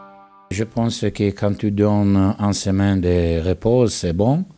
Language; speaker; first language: French; non-native, learner; Italian